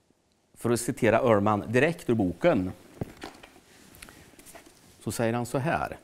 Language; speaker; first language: Swedish; native; Swedish